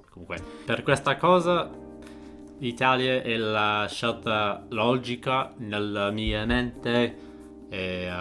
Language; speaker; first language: Italian; non-native, fluent; English